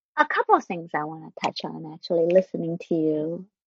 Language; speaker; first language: English; non-native, fluent; Vietnamese